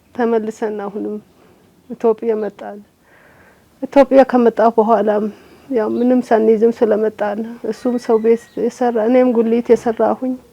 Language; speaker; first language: Amharic; non-native, local second language; Sebat Bet Gurage